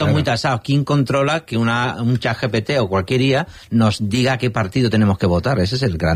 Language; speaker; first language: Spanish; native; Spanish